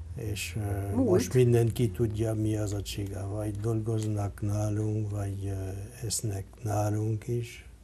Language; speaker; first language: Hungarian; non-native, learner; French